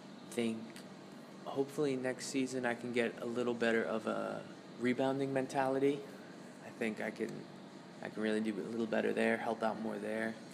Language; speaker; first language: English; native; English